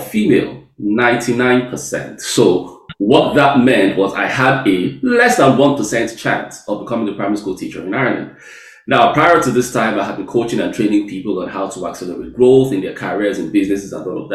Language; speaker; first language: English; non-native, local second language; Yoruba